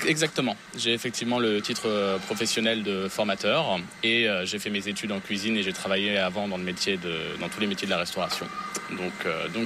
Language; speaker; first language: French; native; French